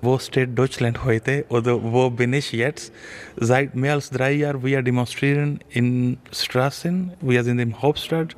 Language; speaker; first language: German; non-native, learner; Urdu